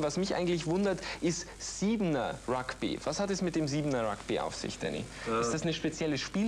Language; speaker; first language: German; native; German